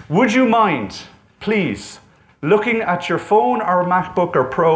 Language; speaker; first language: English; native; English